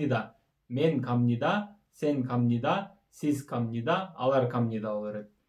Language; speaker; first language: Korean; non-native, fluent; Kyrgyz